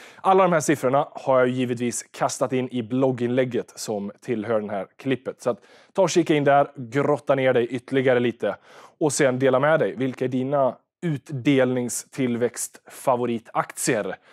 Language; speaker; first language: Swedish; native; Swedish